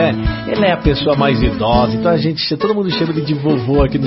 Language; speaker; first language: Portuguese; native; Portuguese